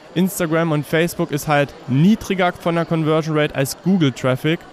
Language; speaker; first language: German; native; German